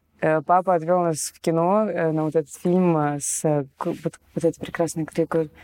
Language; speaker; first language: Russian; native; Russian